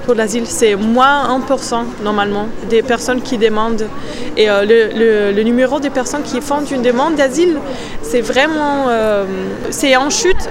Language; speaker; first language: French; non-native, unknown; German